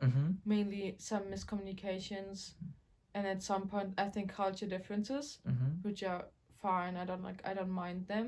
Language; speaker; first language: English; non-native, fluent; German